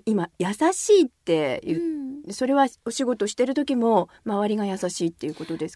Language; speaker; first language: Japanese; native; Japanese